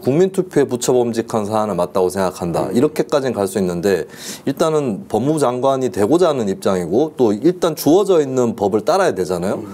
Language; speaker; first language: Korean; native; Korean